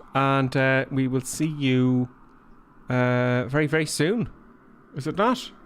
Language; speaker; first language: English; native; English